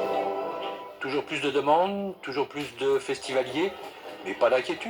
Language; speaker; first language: French; native; French